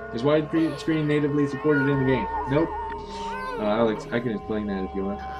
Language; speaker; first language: English; native; English